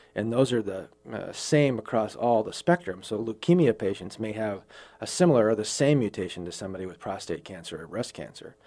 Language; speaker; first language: English; native; English